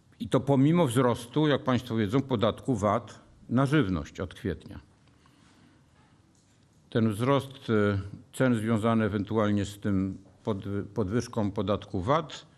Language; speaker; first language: Polish; native; Polish